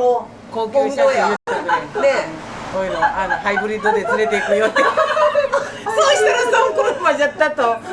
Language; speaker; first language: Japanese; native; Japanese